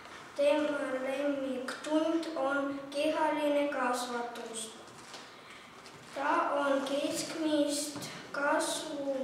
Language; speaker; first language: Estonian; non-native, local second language; Russian